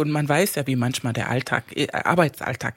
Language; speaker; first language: German; non-native, fluent; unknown